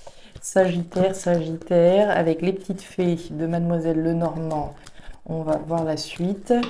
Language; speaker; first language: French; native; French